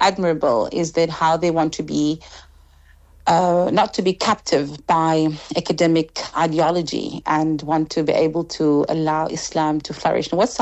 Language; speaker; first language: English; non-native, fluent; Arabic